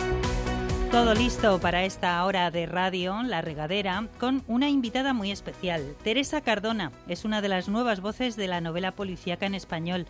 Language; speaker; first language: Spanish; native; Spanish